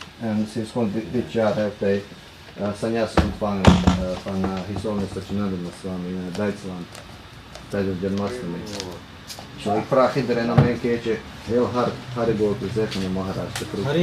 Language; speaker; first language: Dutch; non-native, fluent; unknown